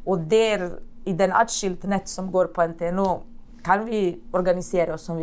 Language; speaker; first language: Norwegian; non-native, fluent; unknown